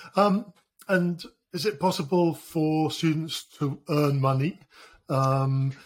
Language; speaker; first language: English; native; English